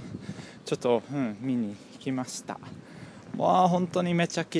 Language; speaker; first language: Japanese; non-native, learner; English